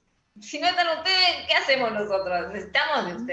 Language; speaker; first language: Spanish; native; Spanish